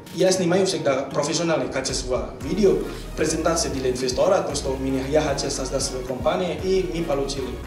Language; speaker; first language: Russian; non-native, learner; Indonesian